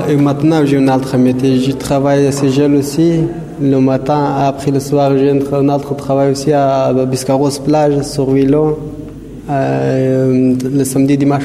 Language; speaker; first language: French; non-native, learner; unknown